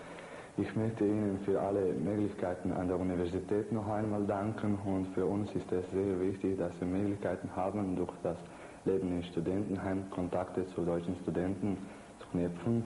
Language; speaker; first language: German; non-native, fluent; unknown